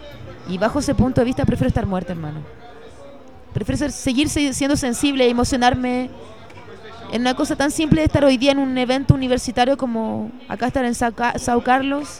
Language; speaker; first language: Spanish; early bilingual, heritage; Spanish